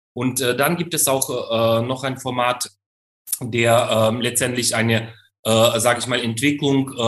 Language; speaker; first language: German; non-native, fluent; Ukrainian